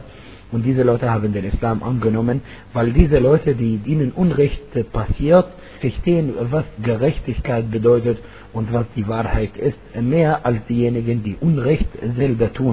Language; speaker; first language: German; non-native, fluent; Arabic